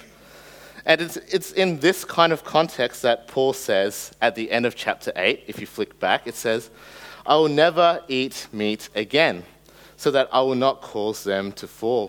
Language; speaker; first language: English; native; English